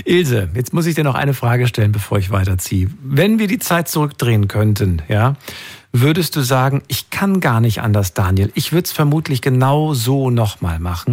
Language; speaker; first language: German; native; German